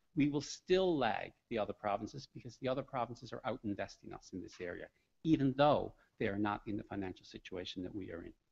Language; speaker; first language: English; native; English